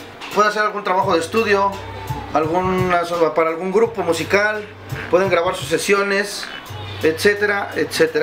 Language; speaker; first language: Spanish; native; Spanish